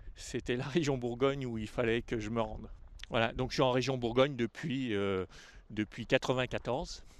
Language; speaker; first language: French; native; French